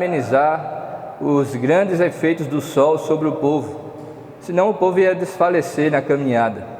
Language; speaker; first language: Portuguese; native; Portuguese